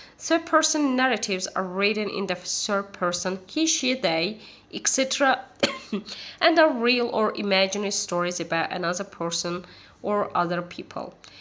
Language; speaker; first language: English; non-native, fluent; Azerbaijani